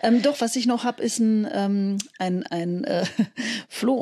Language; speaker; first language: German; native; German